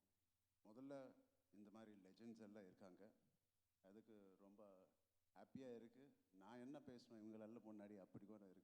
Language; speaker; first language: Tamil; non-native, local second language; Telugu